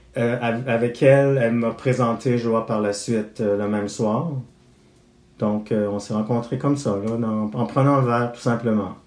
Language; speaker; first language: French; native; French